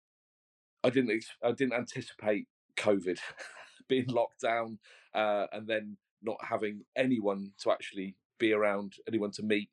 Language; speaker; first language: English; native; English